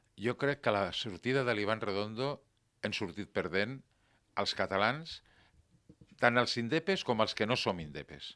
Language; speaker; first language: Catalan; non-native, local second language; Spanish